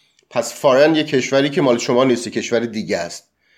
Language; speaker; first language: Persian; native; Persian